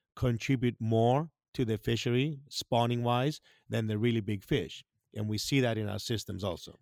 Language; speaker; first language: English; non-native, fluent; Greek